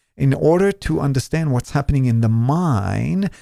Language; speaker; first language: English; non-native, fluent; Hebrew